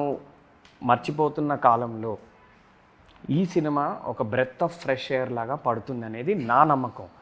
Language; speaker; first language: Telugu; native; Telugu